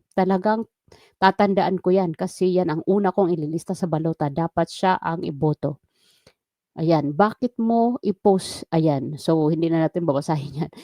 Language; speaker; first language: Filipino; non-native, local second language; Waray